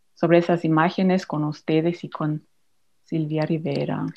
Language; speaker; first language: Spanish; non-native, fluent; German